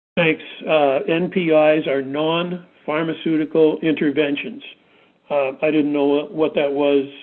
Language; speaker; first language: English; native; English